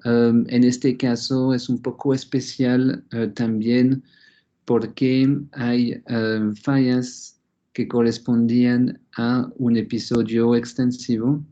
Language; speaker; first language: Spanish; non-native, fluent; French